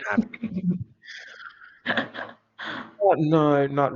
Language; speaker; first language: English; non-native, fluent; Vietnamese